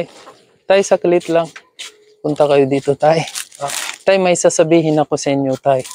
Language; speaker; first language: Filipino; non-native, learner; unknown